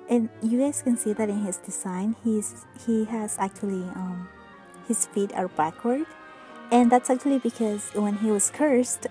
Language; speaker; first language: English; non-native, fluent; Spanish